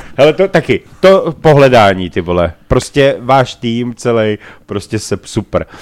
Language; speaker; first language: Czech; native; Czech